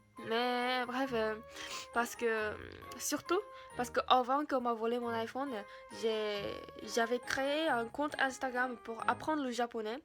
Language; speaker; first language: French; non-native, learner; Japanese